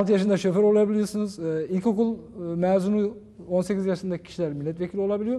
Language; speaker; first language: Turkish; native; Turkish